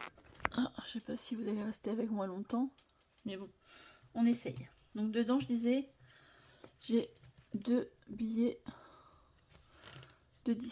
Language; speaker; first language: French; native; French